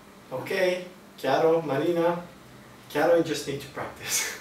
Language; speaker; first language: English; non-native, fluent; Italian